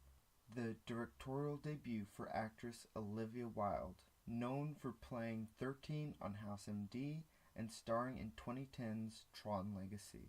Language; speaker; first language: English; native; English